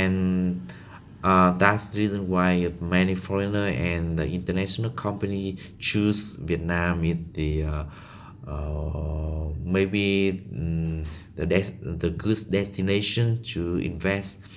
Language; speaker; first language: English; non-native, learner; Vietnamese